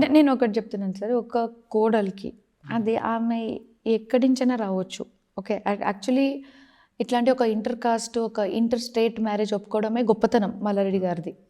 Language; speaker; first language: Telugu; non-native, fluent; Marathi